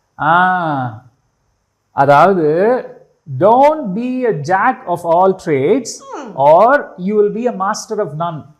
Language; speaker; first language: English; non-native, local second language; Tamil